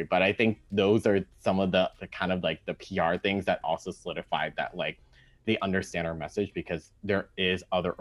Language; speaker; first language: English; native; English